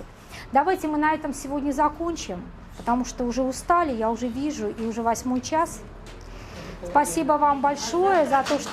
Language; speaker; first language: Russian; native; Russian